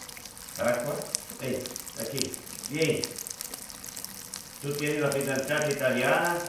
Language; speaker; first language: Italian; non-native, learner; Spanish